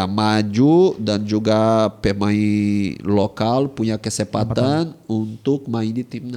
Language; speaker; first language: Indonesian; non-native, fluent; Portuguese